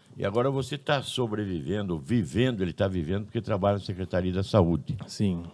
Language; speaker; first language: Portuguese; native; Portuguese